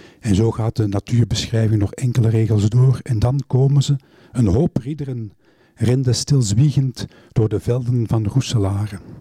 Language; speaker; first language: Dutch; native; Dutch